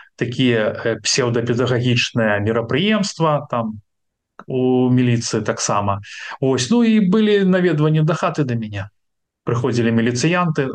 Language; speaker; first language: Belarusian; non-native, local second language; Russian